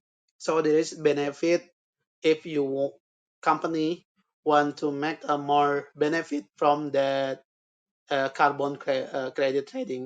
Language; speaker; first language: English; non-native, learner; Indonesian